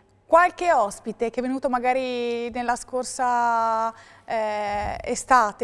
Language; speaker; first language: Italian; native; Italian